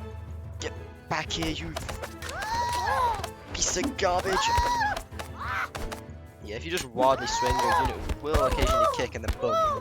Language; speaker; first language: English; native; English